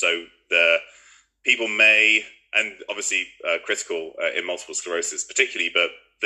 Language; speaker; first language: English; native; English